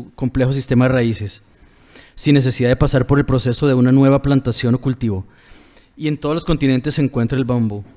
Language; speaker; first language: Spanish; native; Spanish